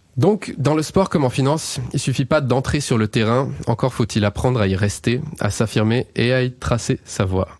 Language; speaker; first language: French; native; French